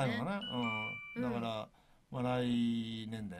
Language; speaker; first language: Japanese; native; Japanese